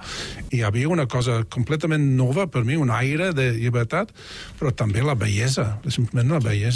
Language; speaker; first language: Catalan; non-native, fluent; English